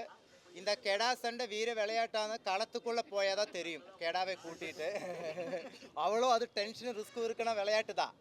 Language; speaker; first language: Tamil; non-native, learner; Malayalam